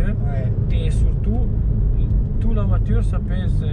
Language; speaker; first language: French; non-native, fluent; Italian